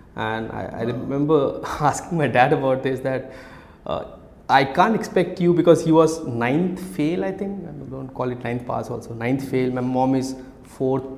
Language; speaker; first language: English; non-native, local second language; Odia